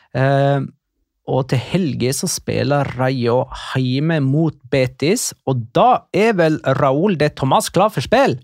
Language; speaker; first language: Norwegian; native; Norwegian